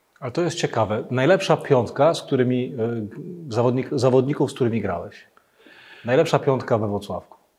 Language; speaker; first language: Polish; native; Polish